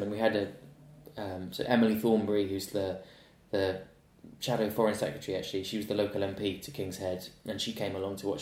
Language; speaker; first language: English; native; English